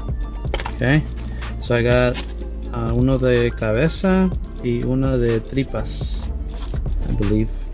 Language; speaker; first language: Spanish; early bilingual, heritage; Spanish